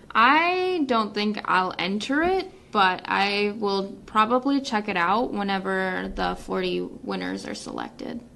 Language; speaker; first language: English; native; English